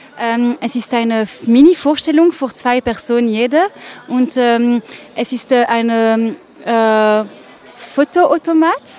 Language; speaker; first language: German; non-native, learner; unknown